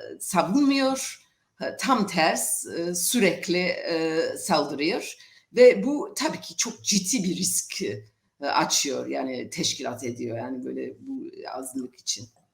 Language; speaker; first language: Turkish; non-native, fluent; English